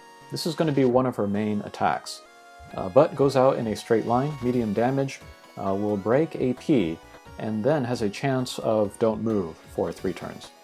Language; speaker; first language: English; native; English